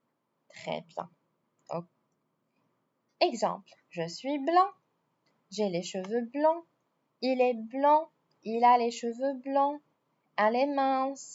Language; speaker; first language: French; non-native, fluent; Arabic